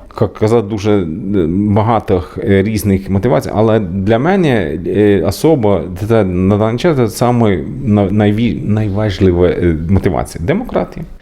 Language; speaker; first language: Ukrainian; non-native, learner; Swedish